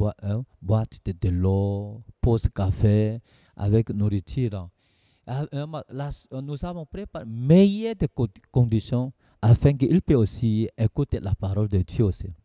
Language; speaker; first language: French; non-native, learner; Korean